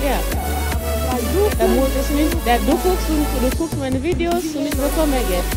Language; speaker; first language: German; non-native, learner; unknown